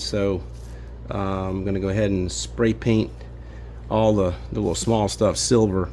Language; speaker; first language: English; native; English